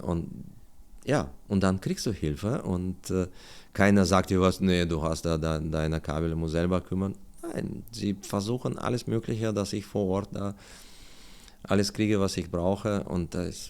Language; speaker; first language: German; non-native, learner; Russian